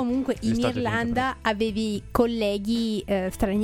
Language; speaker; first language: Italian; native; Italian